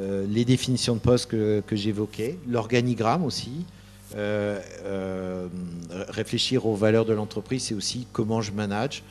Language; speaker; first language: French; native; French